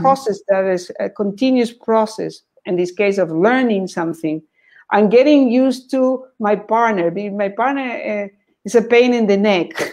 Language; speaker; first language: English; non-native, fluent; Spanish